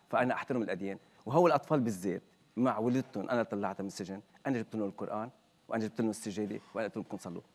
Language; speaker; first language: Arabic; native; Arabic